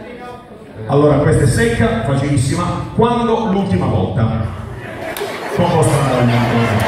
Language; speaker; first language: Italian; native; Italian